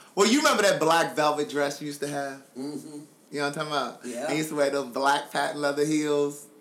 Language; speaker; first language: English; native; English